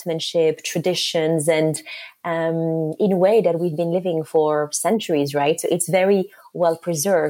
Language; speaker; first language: English; non-native, fluent; Arabic